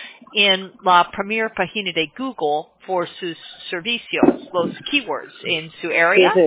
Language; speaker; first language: Spanish; non-native, learner; English